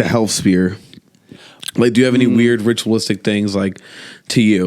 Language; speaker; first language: English; native; English